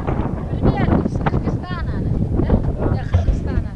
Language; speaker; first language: Russian; non-native, local second language; Kyrgyz